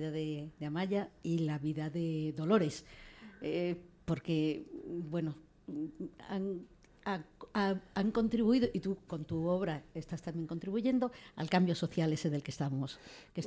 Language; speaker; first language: Spanish; native; Spanish